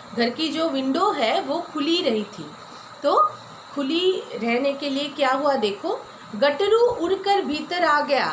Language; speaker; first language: Hindi; non-native, local second language; Bangla